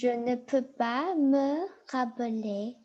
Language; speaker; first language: French; non-native, learner; Chinese